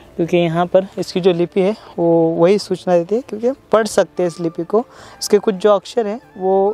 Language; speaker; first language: Hindi; non-native, local second language; Marathi